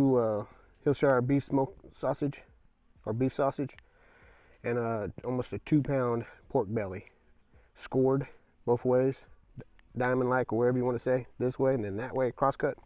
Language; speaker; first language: English; native; English